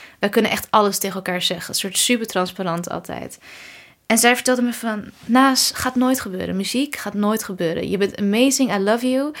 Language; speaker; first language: Dutch; early bilingual, other home language; Kurdish